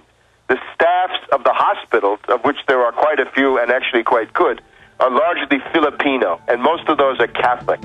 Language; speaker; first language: English; native; English